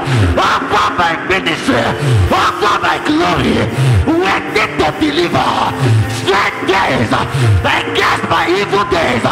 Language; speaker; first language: English; native; English